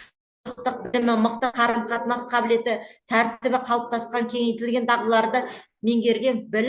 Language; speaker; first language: Kazakh; native; Kazakh